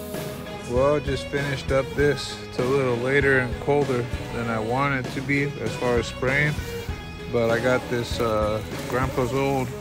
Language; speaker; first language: English; native; English